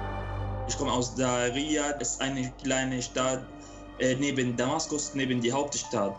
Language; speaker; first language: German; non-native, local second language; Arabic